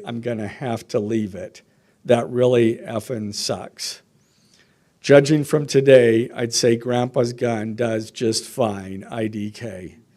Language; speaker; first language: English; native; English